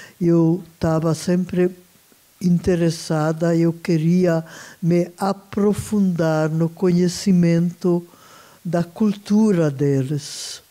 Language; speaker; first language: Portuguese; non-native, fluent; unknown